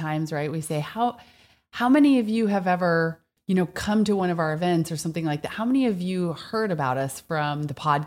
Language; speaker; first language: English; native; English